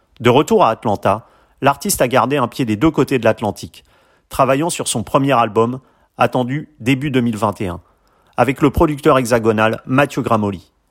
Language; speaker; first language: French; native; French